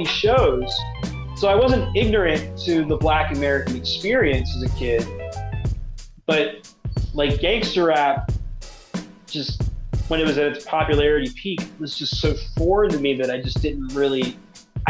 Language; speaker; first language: English; native; English